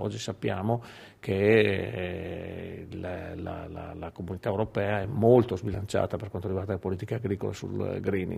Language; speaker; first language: Italian; native; Italian